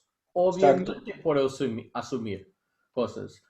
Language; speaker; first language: Spanish; non-native, learner; English